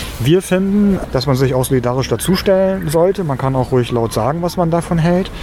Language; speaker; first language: German; native; German